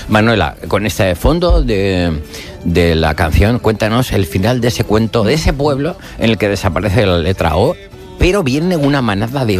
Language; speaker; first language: Spanish; native; Spanish